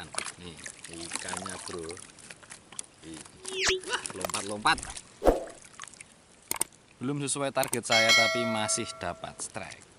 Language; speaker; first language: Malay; non-native, local second language; Javanese